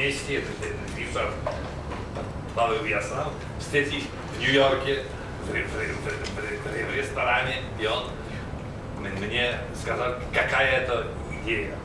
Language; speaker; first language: Russian; non-native, fluent; Polish